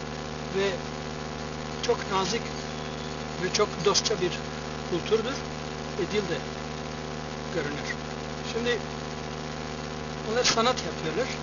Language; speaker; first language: Turkish; non-native, learner; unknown